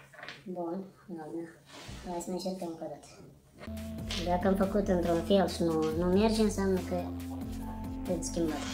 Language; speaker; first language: Romanian; non-native, learner; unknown